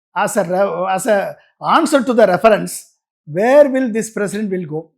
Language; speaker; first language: English; non-native, local second language; Tamil